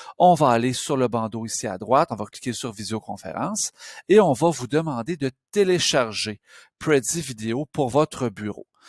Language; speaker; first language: French; native; French